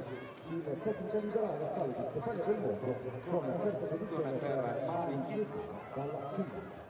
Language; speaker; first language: Italian; native; Italian